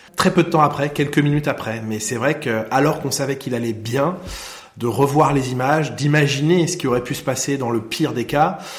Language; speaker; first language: French; native; French